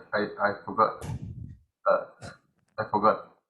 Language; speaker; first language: English; non-native, learner; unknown